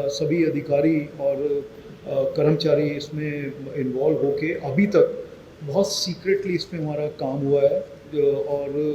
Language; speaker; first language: Hindi; non-native, local second language; Marathi